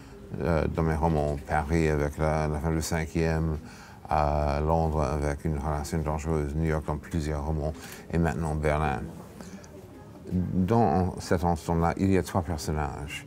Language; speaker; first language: French; non-native, fluent; English